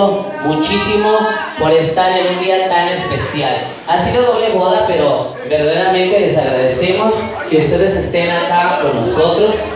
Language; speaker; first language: Spanish; native; Spanish